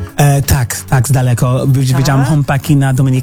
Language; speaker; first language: Polish; non-native, learner; English